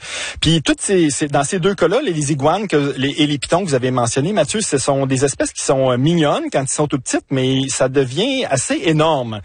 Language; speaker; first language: French; native; French